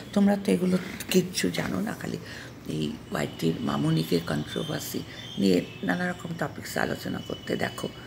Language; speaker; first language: Bangla; early bilingual, heritage; Bangla